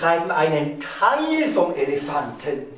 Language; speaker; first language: German; native; German